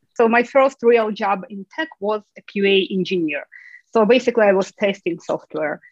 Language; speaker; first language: English; non-native, fluent; Ukrainian